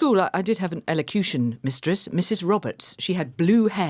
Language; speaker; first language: English; native; English